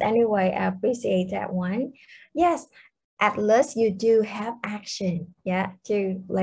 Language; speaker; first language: English; non-native, fluent; Vietnamese